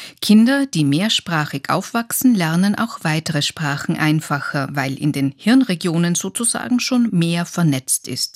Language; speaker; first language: German; native; German